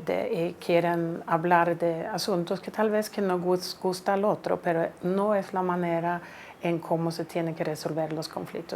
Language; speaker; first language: Spanish; non-native, fluent; Swedish